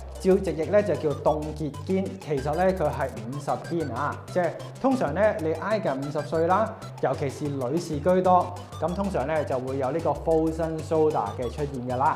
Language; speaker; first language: Cantonese; native; Cantonese